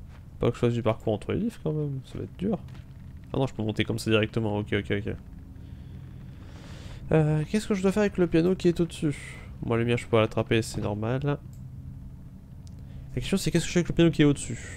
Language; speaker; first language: French; native; French